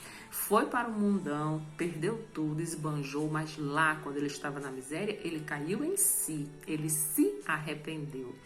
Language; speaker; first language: Portuguese; native; Portuguese